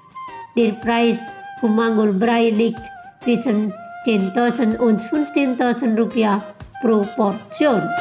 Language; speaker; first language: German; non-native, learner; Indonesian